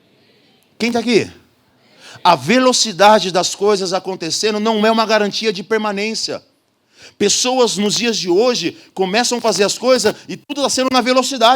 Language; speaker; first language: Portuguese; native; Portuguese